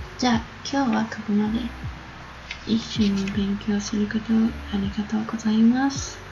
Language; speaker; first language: Japanese; non-native, learner; Chinese